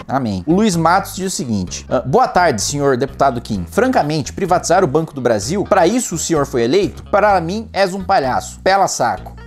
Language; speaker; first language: Portuguese; native; Portuguese